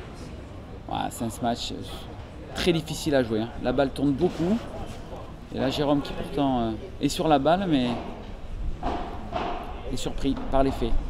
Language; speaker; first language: French; native; French